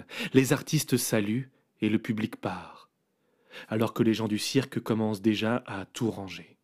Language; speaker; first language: French; native; French